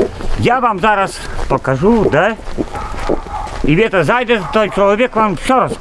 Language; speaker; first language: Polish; non-native, local second language; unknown